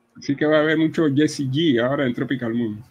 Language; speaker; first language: Spanish; native; Spanish